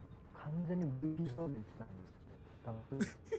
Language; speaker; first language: Japanese; native; Japanese